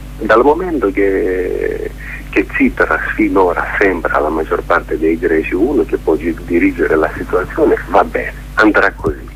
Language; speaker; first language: Italian; non-native, fluent; Greek